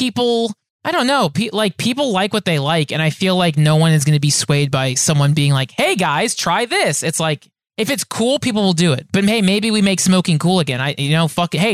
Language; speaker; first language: English; native; English